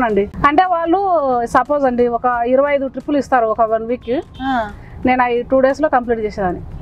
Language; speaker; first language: Telugu; native; Telugu